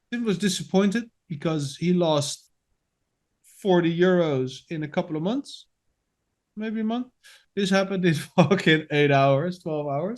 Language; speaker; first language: English; non-native, fluent; Dutch